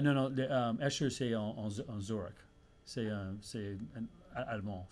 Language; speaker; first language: French; early bilingual, heritage; English